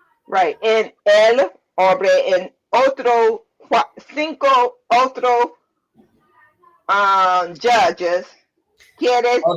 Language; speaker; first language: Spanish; non-native, learner; English